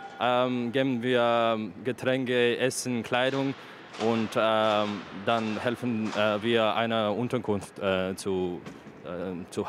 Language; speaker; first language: German; non-native, learner; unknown